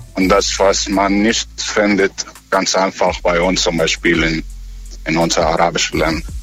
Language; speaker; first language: German; non-native, learner; Arabic